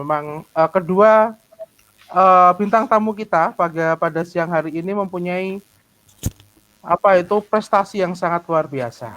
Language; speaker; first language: Indonesian; native; Indonesian